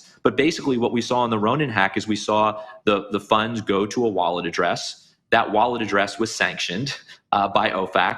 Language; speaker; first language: English; native; English